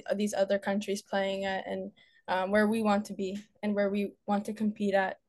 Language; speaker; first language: English; native; English